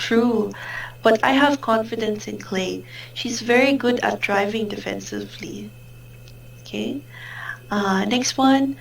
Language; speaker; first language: English; non-native, fluent; Filipino